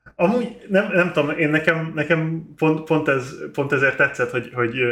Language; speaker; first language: Hungarian; non-native, fluent; English